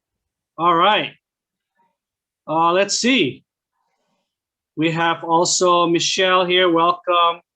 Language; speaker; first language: English; non-native, fluent; Indonesian